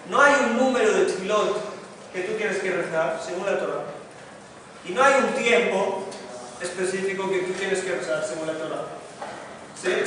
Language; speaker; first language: Spanish; non-native, fluent; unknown